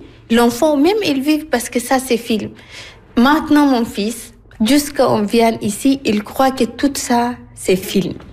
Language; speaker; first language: French; non-native, learner; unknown